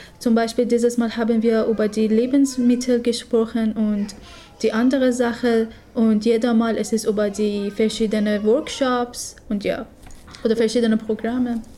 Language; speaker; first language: German; non-native, learner; Persian